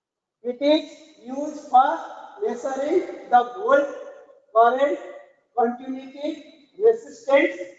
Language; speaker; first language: English; non-native, learner; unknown